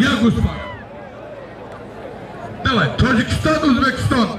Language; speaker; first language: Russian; non-native, learner; Tajik